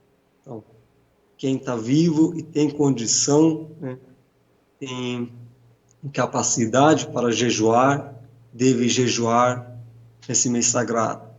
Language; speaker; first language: Portuguese; non-native, fluent; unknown